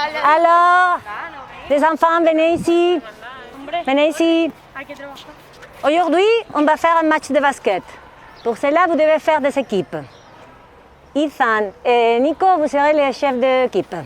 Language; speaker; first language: French; non-native, learner; Spanish